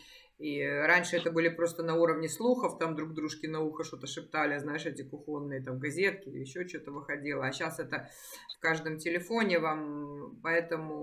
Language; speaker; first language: Russian; native; Russian